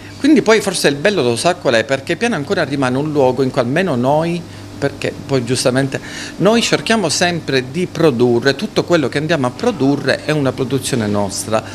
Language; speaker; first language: Italian; native; Italian